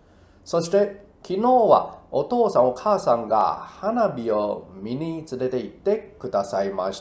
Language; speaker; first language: Japanese; non-native, fluent; Chinese